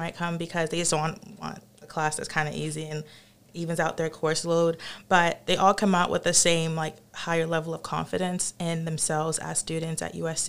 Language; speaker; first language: English; non-native, local second language; Yoruba